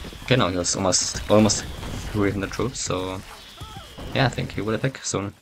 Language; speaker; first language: English; non-native, fluent; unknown